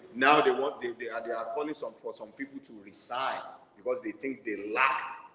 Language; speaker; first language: English; non-native, local second language; Yoruba